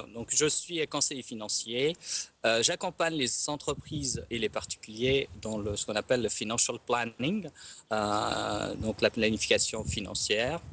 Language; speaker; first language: French; non-native, local second language; Arabic